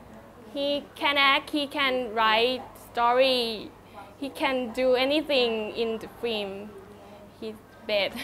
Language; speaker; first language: English; non-native, learner; Thai